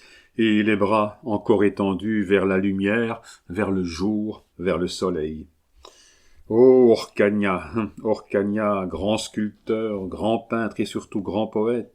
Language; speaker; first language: French; native; French